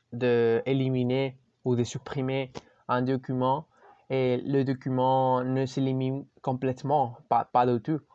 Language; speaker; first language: French; non-native, learner; Spanish